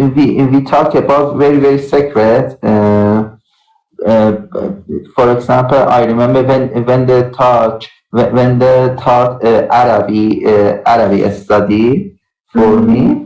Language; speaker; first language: English; non-native, learner; Persian